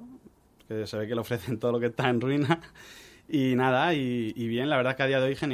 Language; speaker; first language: Spanish; native; Spanish